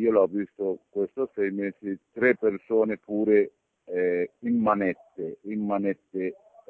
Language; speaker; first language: Italian; non-native, learner; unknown